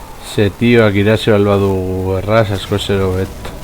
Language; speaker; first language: Basque; native; Basque